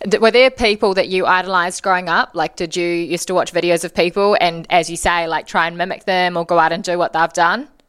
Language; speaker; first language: English; native; English